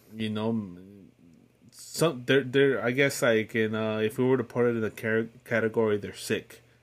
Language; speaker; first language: English; early bilingual, other home language; Spanish